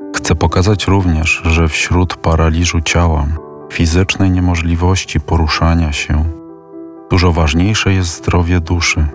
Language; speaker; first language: Polish; native; Polish